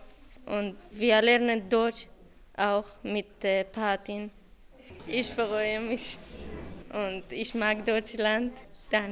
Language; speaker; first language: German; non-native, learner; Arabic